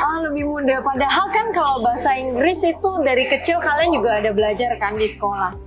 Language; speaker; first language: Indonesian; native; Indonesian